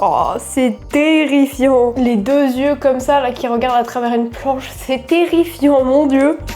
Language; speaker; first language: French; native; French